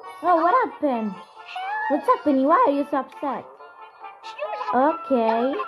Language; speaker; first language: English; non-native, learner; Italian